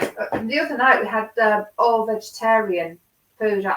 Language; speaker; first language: English; native; English